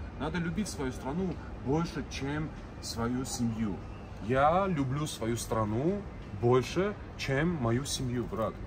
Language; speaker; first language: Russian; non-native, fluent; Armenian